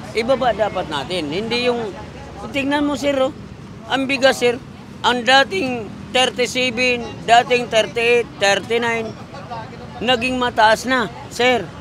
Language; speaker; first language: Filipino; native; Filipino